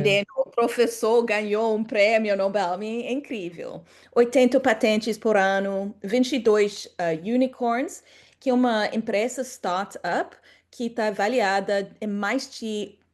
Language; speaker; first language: Portuguese; non-native, fluent; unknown